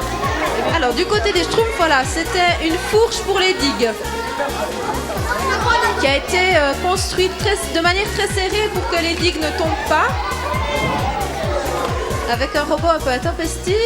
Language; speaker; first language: French; native; French